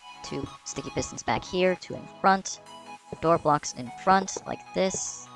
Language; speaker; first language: English; native; English